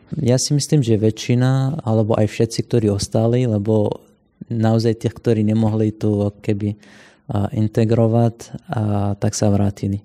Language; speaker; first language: Slovak; non-native, fluent; Assyrian Neo-Aramaic